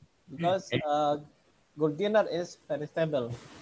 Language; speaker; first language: English; non-native, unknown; Indonesian